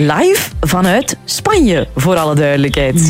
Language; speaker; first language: Dutch; native; Dutch